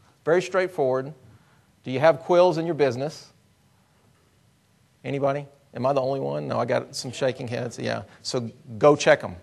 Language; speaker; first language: English; native; English